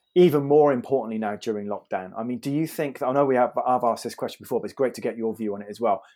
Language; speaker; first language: English; native; English